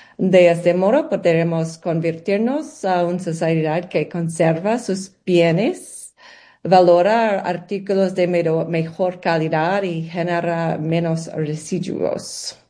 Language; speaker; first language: Spanish; non-native, learner; English